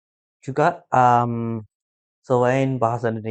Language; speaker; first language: Indonesian; early bilingual, heritage; English